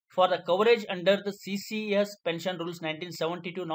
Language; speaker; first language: English; non-native, local second language; Kannada